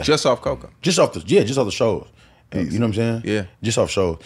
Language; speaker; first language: English; native; English